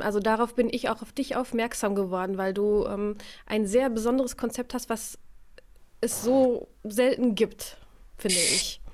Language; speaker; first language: German; native; German